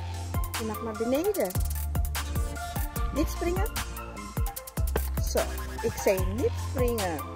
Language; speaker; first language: Dutch; non-native, fluent; Filipino